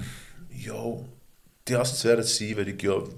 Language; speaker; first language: Danish; early bilingual, other home language; English